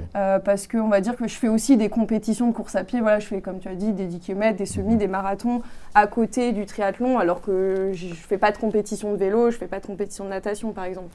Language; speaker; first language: French; native; French